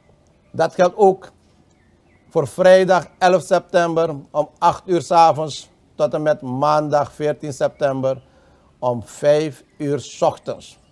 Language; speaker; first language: Dutch; native; Dutch